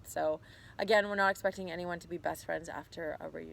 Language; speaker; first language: English; native; English